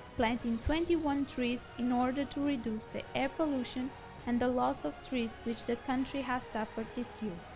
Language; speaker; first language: English; non-native, fluent; Portuguese